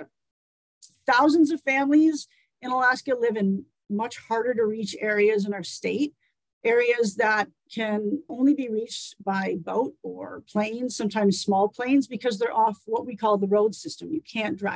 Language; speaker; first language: English; native; English